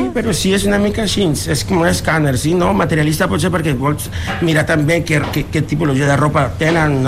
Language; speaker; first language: Catalan; non-native, fluent; Spanish